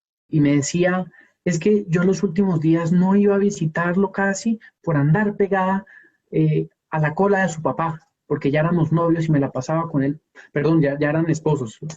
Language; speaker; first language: Spanish; native; Spanish